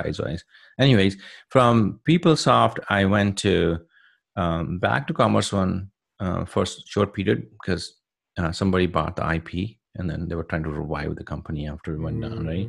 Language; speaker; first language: English; non-native, local second language; Punjabi